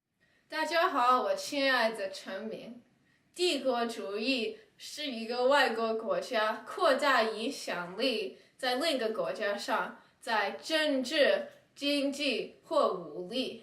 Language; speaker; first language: Chinese; non-native, learner; English